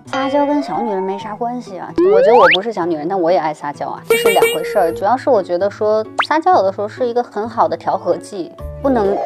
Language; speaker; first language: Chinese; native; Chinese